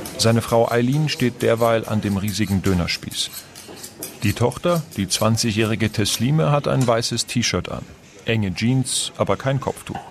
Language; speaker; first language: German; non-native, fluent; Persian